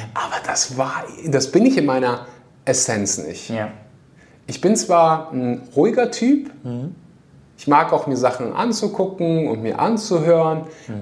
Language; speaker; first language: German; native; German